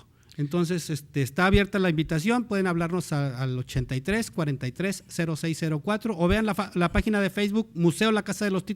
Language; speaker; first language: Spanish; native; Spanish